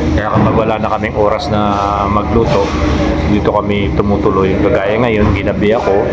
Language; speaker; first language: Filipino; non-native, local second language; Pampanga